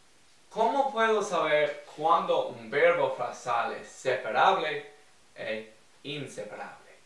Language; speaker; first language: Spanish; non-native, fluent; English